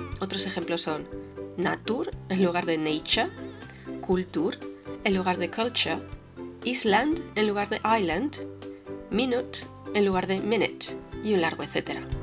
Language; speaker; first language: Spanish; native; Spanish